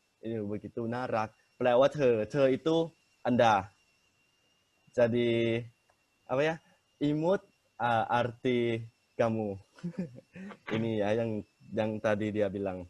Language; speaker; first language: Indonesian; non-native, fluent; Thai